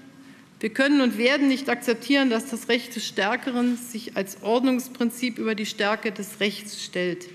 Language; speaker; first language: German; native; German